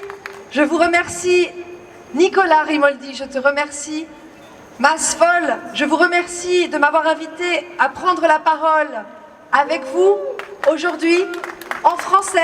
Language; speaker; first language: French; native; French